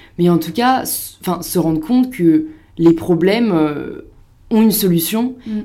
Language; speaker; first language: French; native; French